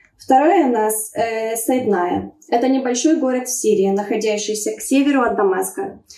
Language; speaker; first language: Russian; early bilingual, heritage; Russian